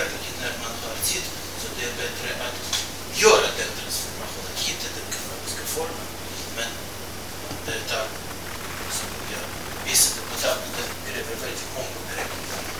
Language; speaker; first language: Swedish; non-native, fluent; Russian